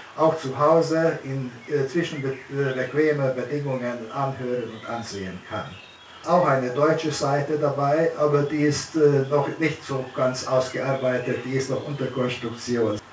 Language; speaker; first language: German; early bilingual, heritage; German